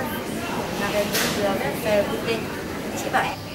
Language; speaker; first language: French; non-native, fluent; Vietnamese